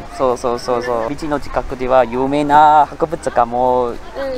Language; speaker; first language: Japanese; non-native, learner; Malay